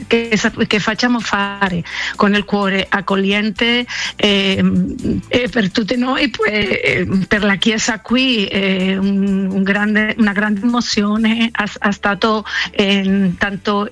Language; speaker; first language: Italian; non-native, learner; Spanish